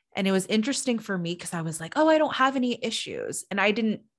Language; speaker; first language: English; early bilingual, other home language; Filipino